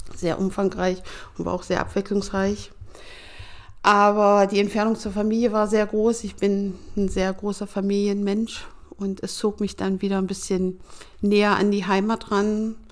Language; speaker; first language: German; native; German